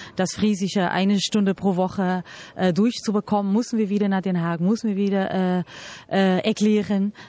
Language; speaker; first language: German; non-native, fluent; Portuguese